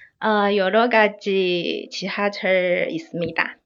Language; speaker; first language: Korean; non-native, learner; Chinese